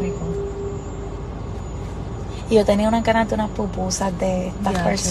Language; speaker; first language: Spanish; native; Spanish